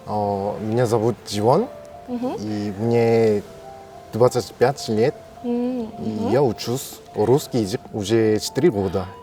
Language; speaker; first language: Russian; non-native, learner; Korean